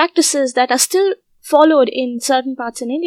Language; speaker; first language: English; non-native, local second language; Hindi